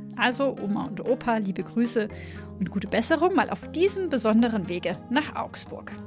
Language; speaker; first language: German; native; German